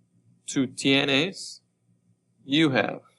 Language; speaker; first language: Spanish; non-native, fluent; English